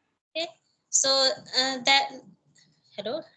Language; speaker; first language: English; non-native, learner; Hindi